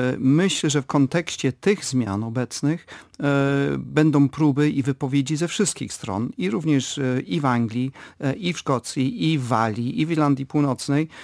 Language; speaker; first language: Polish; early bilingual, heritage; Polish